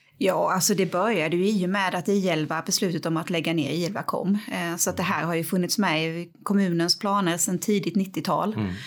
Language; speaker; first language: Swedish; native; Swedish